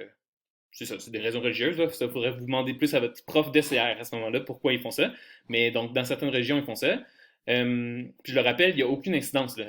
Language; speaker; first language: French; native; French